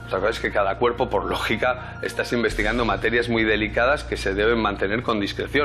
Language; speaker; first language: Spanish; native; Spanish